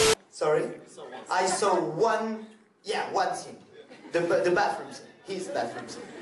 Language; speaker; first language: English; non-native, fluent; French